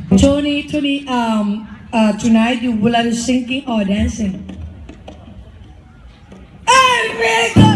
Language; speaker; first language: English; non-native, learner; Thai